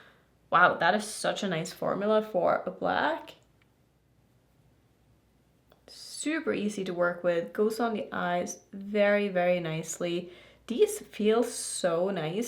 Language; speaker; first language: English; native; English